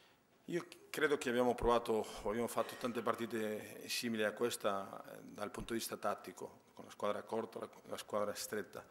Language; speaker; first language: Italian; non-native, fluent; Spanish